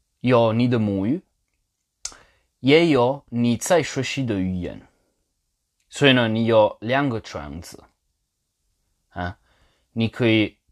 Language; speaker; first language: Chinese; non-native, fluent; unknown